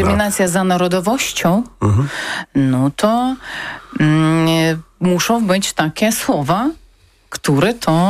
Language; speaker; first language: Polish; non-native, learner; Ukrainian